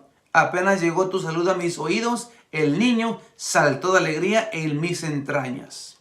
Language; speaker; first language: Spanish; native; Spanish